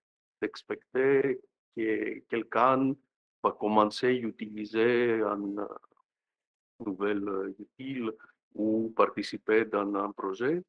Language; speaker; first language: French; non-native, fluent; Greek